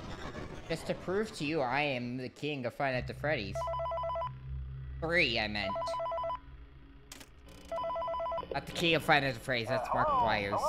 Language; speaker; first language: English; native; English